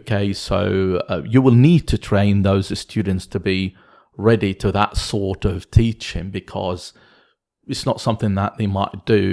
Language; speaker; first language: English; non-native, fluent; Arabic